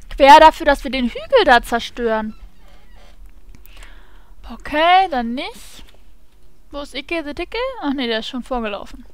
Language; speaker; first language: German; native; German